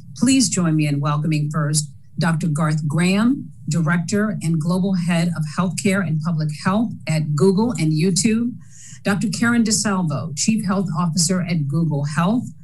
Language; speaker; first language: English; native; English